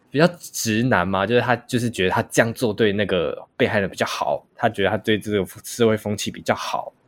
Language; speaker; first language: Chinese; native; Chinese